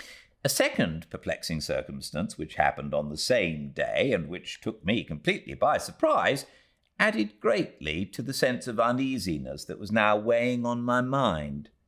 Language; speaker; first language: English; native; English